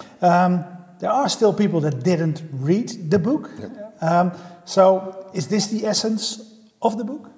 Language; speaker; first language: English; non-native, fluent; Dutch